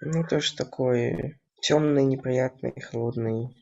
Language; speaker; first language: Russian; native; Russian